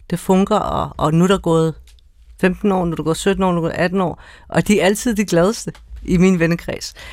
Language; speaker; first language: Danish; early bilingual, other home language; Persian